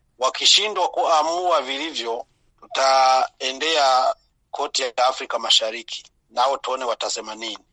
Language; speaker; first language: Swahili; non-native, local second language; Rundi